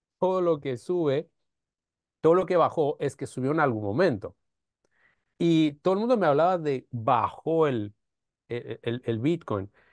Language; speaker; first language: Spanish; non-native, fluent; Romanian